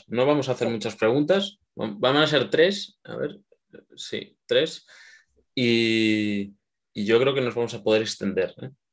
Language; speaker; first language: Spanish; native; Spanish